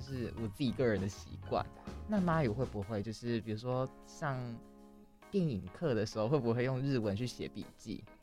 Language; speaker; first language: Chinese; native; Chinese